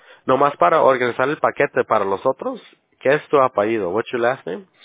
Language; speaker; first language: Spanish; early bilingual, heritage; English